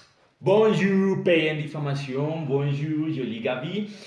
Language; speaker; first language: French; non-native, learner; Spanish